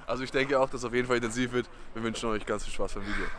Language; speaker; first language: German; native; German